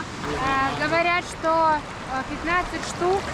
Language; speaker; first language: Russian; native; Russian